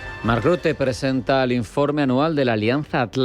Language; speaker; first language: Spanish; native; Spanish